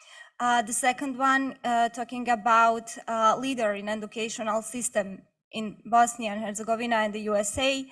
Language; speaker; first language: English; non-native, learner; Bosnian